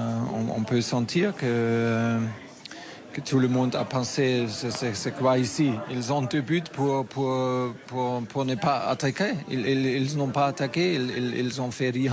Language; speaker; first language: French; non-native, fluent; German